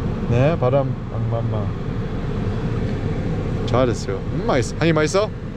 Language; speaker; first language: Korean; early bilingual, heritage; Korean